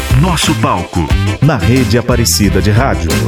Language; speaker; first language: Portuguese; native; Portuguese